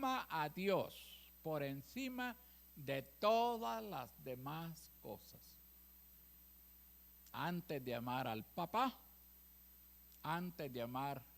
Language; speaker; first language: Spanish; native; Spanish